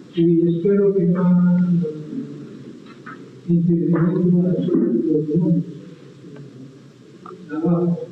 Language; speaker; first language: Spanish; non-native, learner; Persian